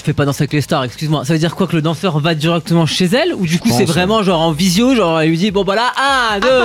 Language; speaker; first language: French; native; French